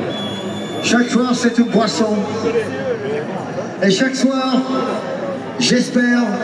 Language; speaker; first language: French; non-native, learner; English